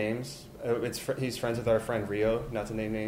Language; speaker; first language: English; native; English